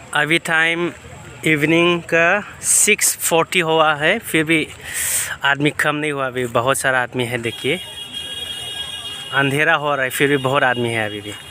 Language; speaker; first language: Hindi; non-native, local second language; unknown